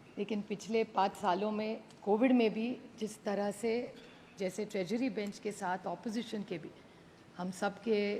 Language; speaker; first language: Hindi; non-native, local second language; Marathi